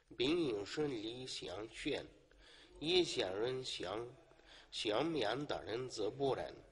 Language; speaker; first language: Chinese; non-native, learner; Arabic